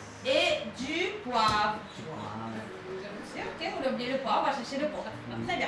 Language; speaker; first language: French; native; French